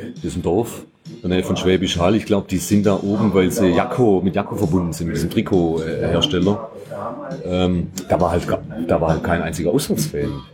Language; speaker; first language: German; native; German